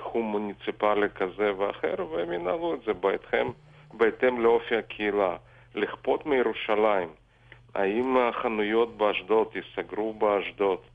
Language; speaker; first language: Hebrew; non-native, fluent; Russian